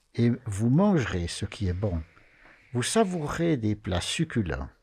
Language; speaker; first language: French; native; French